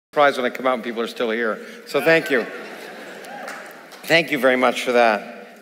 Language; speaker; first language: English; native; English